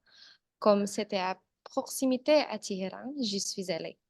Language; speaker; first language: French; non-native, learner; Indonesian